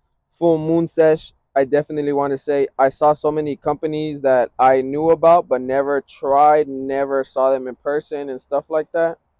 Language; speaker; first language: English; early bilingual, other home language; Spanish